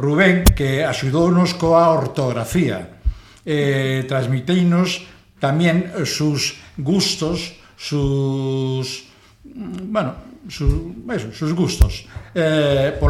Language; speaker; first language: Galician; non-native, local second language; Spanish